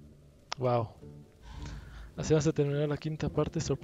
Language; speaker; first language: Spanish; native; Spanish